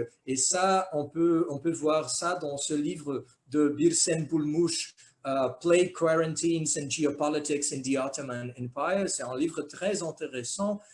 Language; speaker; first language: French; non-native, fluent; Portuguese